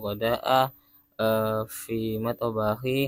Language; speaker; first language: Arabic; non-native, learner; Indonesian